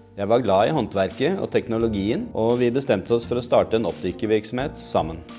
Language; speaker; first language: Norwegian; native; Norwegian